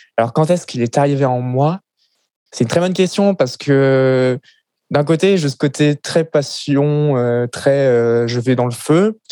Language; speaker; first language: French; native; French